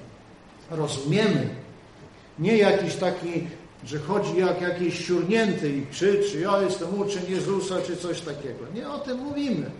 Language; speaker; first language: Polish; native; Polish